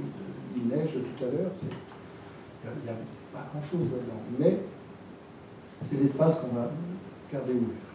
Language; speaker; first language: French; native; French